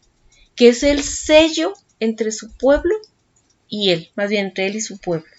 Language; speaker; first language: Spanish; native; Spanish